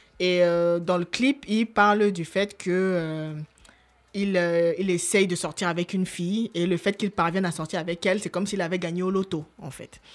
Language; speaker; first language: French; native; French